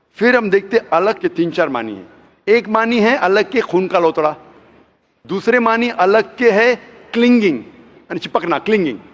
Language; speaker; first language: Hindi; non-native, local second language; Konkani